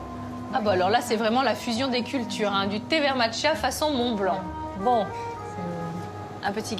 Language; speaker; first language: French; native; French